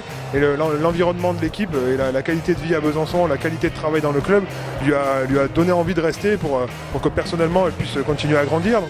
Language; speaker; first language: French; native; French